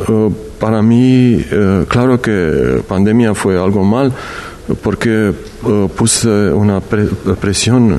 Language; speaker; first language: Spanish; non-native, learner; Romanian